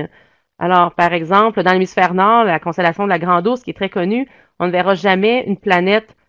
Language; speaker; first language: French; native; French